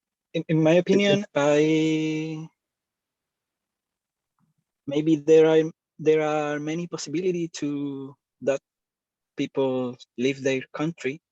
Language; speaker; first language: English; non-native, learner; Spanish